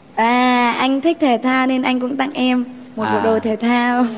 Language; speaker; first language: Vietnamese; native; Vietnamese